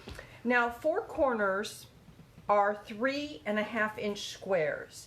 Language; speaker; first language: English; native; English